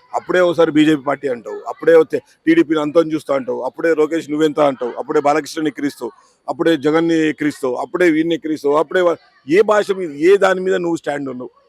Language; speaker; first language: Telugu; native; Telugu